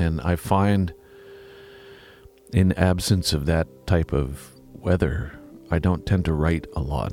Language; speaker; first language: English; native; English